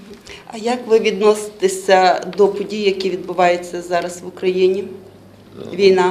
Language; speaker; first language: Polish; non-native, learner; Ukrainian